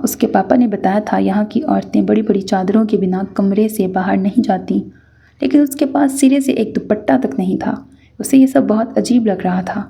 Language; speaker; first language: Urdu; native; Urdu